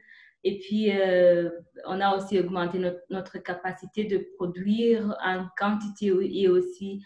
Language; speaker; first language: French; non-native, fluent; Kinyarwanda